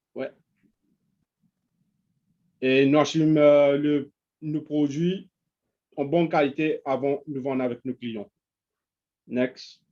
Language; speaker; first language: French; non-native, local second language; Morisyen